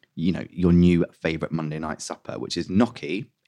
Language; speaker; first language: English; native; English